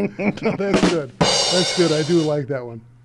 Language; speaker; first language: English; native; English